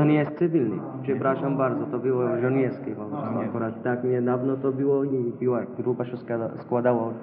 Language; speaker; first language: Polish; non-native, learner; Arabic